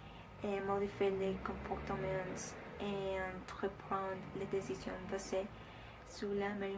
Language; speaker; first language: French; non-native, learner; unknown